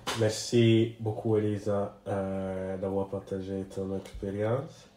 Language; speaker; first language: French; non-native, learner; English